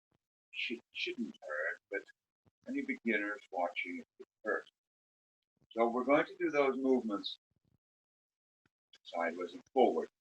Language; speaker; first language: English; native; English